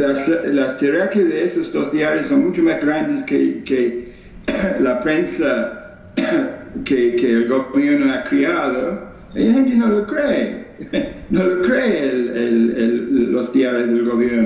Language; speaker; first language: Spanish; non-native, fluent; English